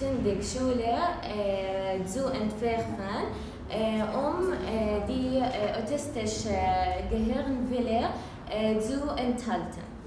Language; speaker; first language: German; non-native, learner; Arabic